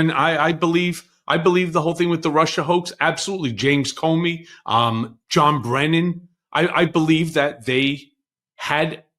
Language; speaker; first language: English; native; English